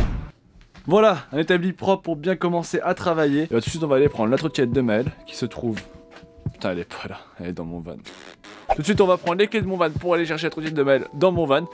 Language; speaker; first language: French; native; French